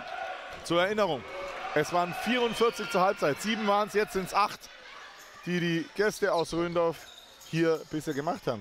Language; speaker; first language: German; native; German